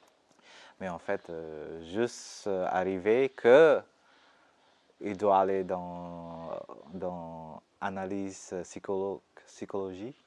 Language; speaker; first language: French; non-native, fluent; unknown